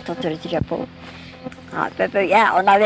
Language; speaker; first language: French; non-native, local second language; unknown